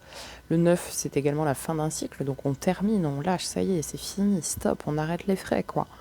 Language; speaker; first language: French; native; French